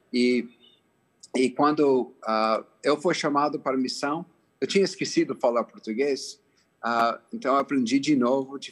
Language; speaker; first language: Portuguese; non-native, fluent; English